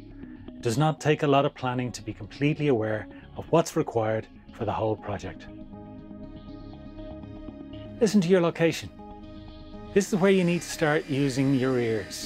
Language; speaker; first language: English; native; English